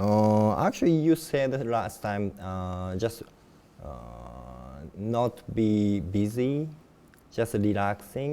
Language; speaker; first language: English; non-native, learner; Japanese